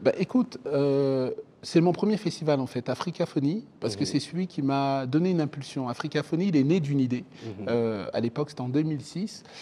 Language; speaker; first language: French; early bilingual, other home language; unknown